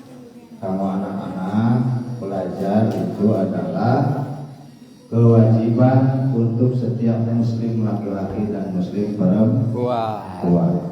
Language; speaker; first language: Indonesian; non-native, local second language; Sundanese